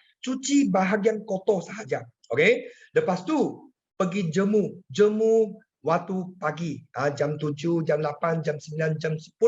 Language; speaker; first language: Malay; non-native, local second language; Chinese